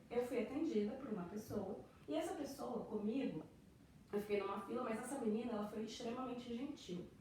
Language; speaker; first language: Portuguese; native; Portuguese